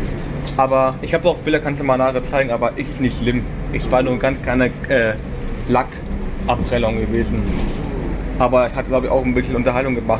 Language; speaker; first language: German; native; German